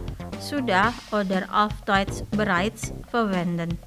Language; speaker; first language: German; non-native, fluent; Indonesian